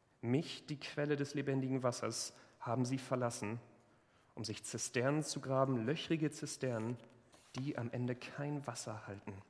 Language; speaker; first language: German; native; German